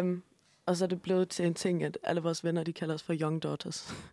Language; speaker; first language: Danish; early bilingual, other home language; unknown